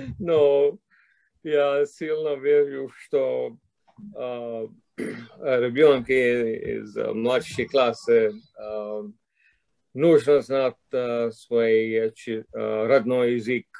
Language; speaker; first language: Russian; non-native, fluent; English